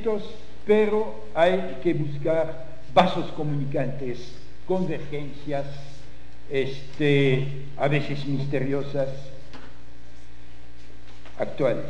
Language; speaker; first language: Spanish; non-native, fluent; French